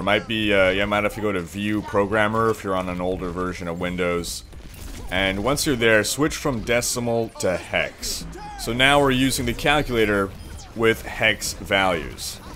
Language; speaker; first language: English; native; English